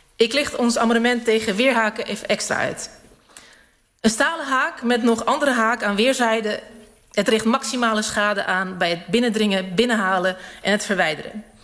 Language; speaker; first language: Dutch; early bilingual, other home language; Serbian